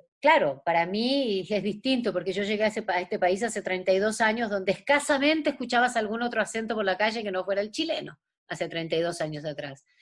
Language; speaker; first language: Spanish; native; Spanish